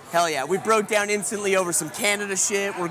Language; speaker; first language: English; native; English